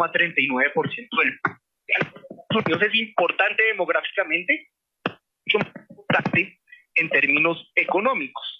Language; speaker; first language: Spanish; native; Spanish